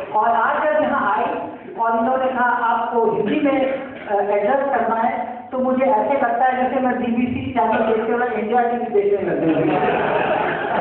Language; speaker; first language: Hindi; native; Hindi